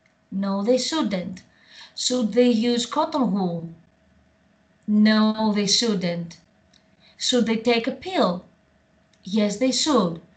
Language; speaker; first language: English; non-native, fluent; Greek